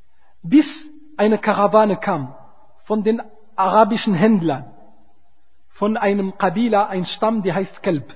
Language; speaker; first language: German; non-native, fluent; Arabic